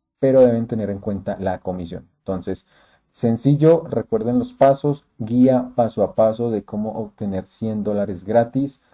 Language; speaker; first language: Spanish; native; Spanish